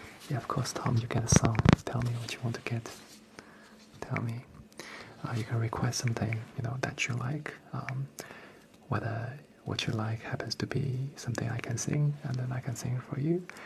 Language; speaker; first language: English; non-native, fluent; Chinese